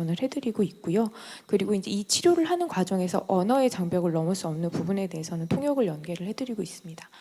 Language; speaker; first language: Korean; native; Korean